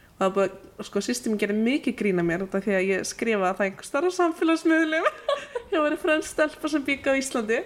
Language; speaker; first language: Icelandic; native; Icelandic